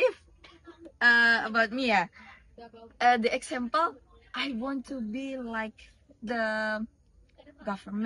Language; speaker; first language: English; non-native, learner; Indonesian